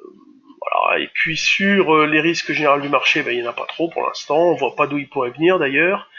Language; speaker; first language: French; native; French